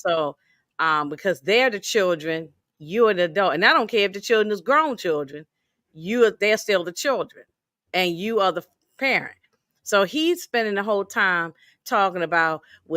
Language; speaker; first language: English; native; English